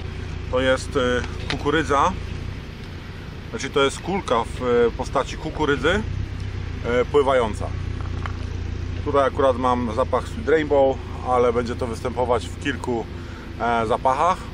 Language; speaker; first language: Polish; native; Polish